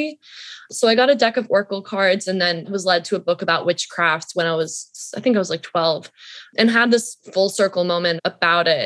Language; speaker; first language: English; native; English